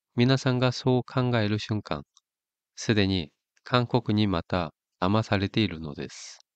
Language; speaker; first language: Japanese; non-native, fluent; Korean